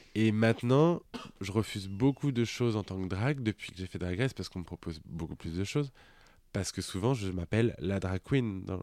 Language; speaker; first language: French; native; French